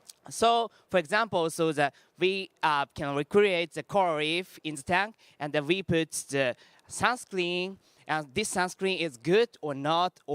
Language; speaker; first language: English; non-native, learner; Japanese